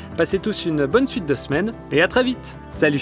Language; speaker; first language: French; native; French